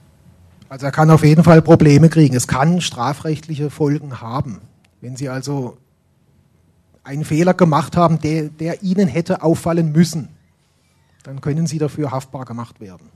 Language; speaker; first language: German; native; German